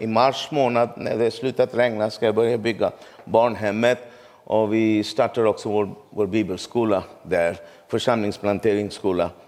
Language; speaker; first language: Swedish; non-native, fluent; Urdu